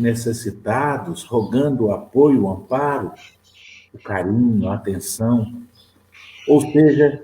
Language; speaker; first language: Portuguese; native; Portuguese